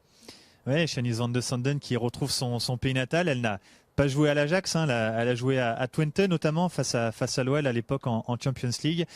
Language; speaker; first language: French; native; French